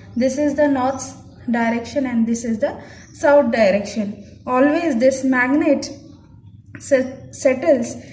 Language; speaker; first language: English; non-native, local second language; Marathi